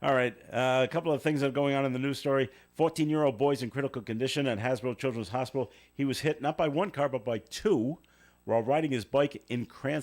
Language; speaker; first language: English; native; English